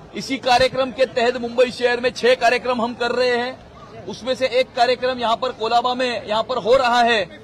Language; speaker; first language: Hindi; non-native, local second language; Marathi